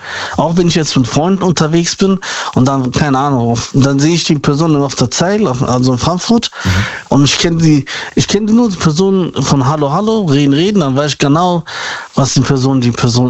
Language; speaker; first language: German; native; German